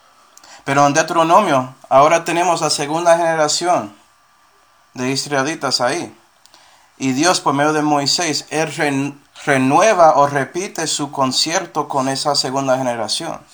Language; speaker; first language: Spanish; non-native, fluent; English